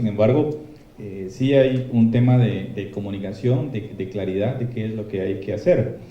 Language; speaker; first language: Spanish; native; Spanish